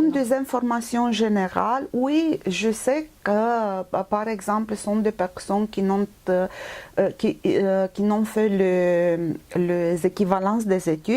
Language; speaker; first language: French; non-native, fluent; Romanian